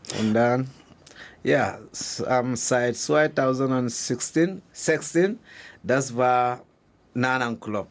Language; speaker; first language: German; non-native, learner; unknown